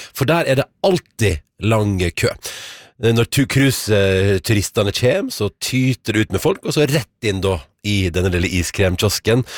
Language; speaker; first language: Norwegian; native; Norwegian